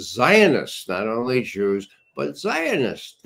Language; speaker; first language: English; native; English